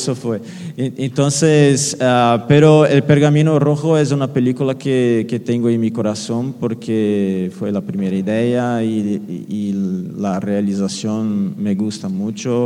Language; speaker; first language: Spanish; non-native, fluent; Portuguese